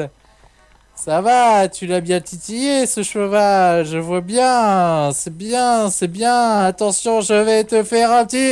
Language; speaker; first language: French; native; French